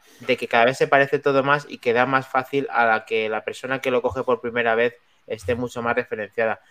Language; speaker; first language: Spanish; native; Spanish